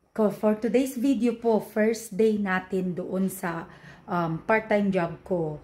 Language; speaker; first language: Filipino; non-native, local second language; Iloko